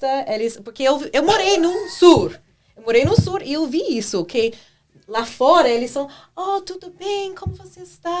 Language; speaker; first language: Portuguese; non-native, fluent; English